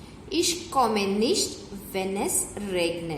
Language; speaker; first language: German; non-native, fluent; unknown